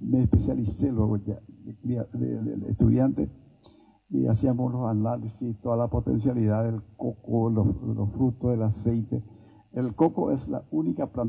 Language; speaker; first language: Spanish; native; Spanish